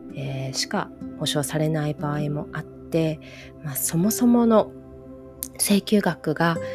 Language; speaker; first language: Japanese; early bilingual, other home language; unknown